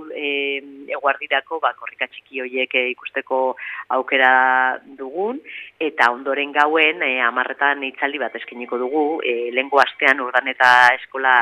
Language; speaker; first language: Basque; native; Basque